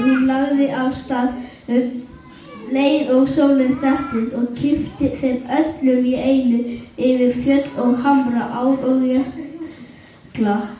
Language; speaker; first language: Icelandic; native; Icelandic